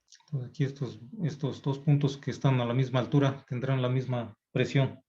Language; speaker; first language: Spanish; native; Spanish